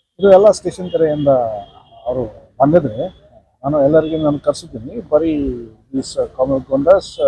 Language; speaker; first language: Kannada; non-native, learner; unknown